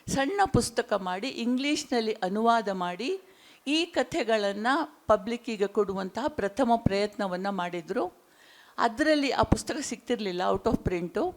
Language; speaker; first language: Kannada; non-native, local second language; Konkani